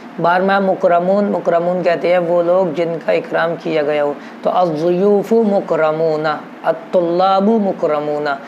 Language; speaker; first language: Urdu; native; Urdu